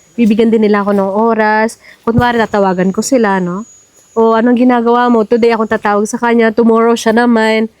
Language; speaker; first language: Filipino; native; Filipino